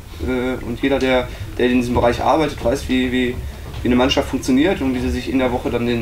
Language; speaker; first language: German; native; German